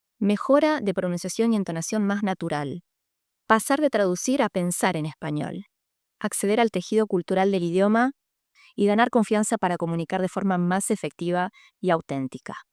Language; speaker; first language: Spanish; native; Spanish